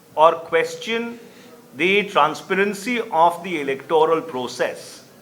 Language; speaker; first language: English; non-native, local second language; Hindi